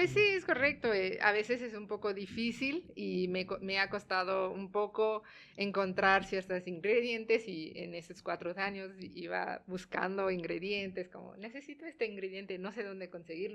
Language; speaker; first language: Spanish; non-native, fluent; Tamil